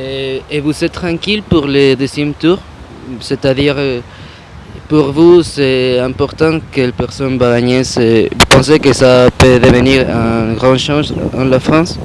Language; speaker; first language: French; non-native, fluent; Spanish